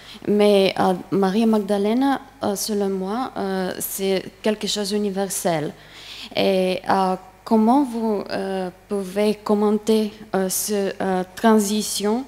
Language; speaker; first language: French; non-native, learner; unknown